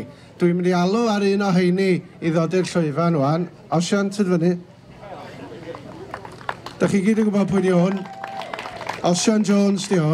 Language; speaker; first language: Welsh; native; Welsh